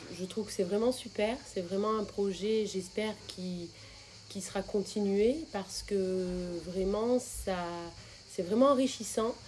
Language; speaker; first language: French; native; French